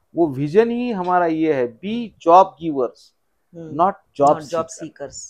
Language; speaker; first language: Hindi; non-native, local second language; Marathi